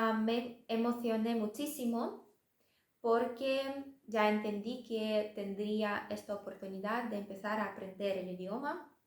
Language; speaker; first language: Spanish; non-native, fluent; Russian